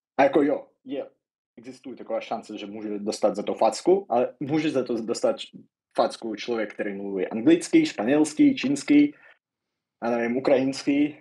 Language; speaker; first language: Czech; non-native, fluent; Russian